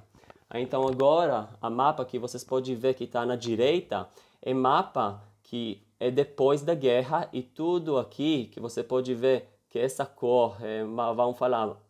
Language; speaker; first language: Portuguese; early bilingual, heritage; Hebrew